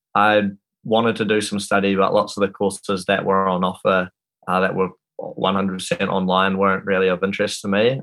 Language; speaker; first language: English; native; English